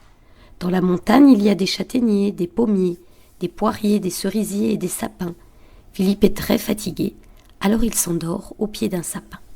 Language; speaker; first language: French; native; French